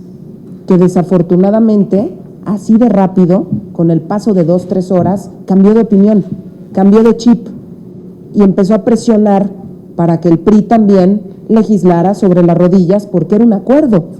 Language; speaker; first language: Spanish; native; Spanish